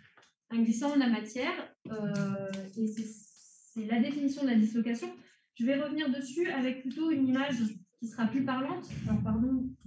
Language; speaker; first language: French; native; French